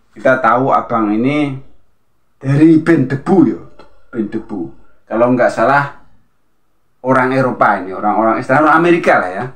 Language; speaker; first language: Indonesian; native; Indonesian